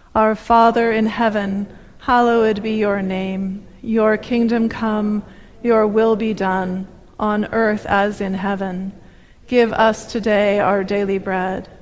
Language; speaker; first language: English; native; English